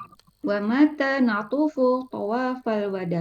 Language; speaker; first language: Arabic; non-native, learner; Indonesian